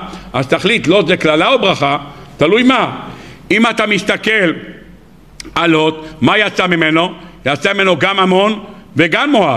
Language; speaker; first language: Hebrew; native; Hebrew